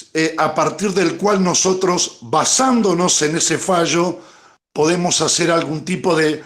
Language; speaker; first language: Spanish; native; Spanish